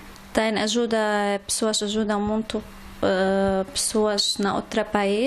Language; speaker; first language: Portuguese; non-native, learner; Arabic